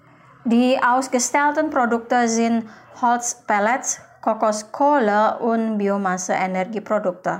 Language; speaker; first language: German; non-native, fluent; Indonesian